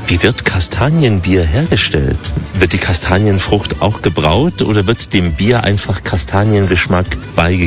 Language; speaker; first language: German; native; German